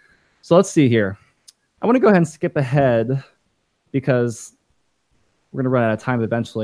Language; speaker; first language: English; native; English